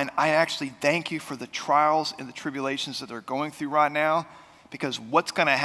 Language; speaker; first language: English; native; English